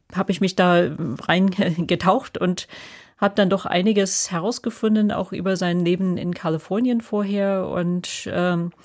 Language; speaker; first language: German; non-native, fluent; English